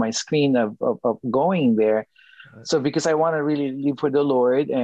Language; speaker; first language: English; non-native, local second language; Filipino